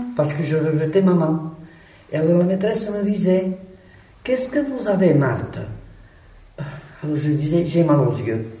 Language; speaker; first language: French; non-native, local second language; Basque